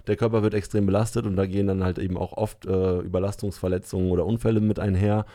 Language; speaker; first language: German; native; German